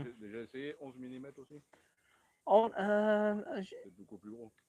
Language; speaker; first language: French; native; French